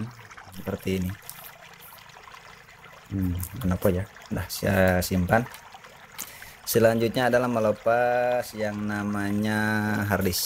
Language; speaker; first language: Indonesian; native; Indonesian